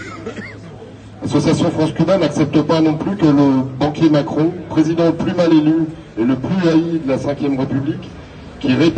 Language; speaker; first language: French; native; French